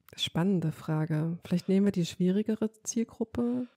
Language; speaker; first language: German; native; German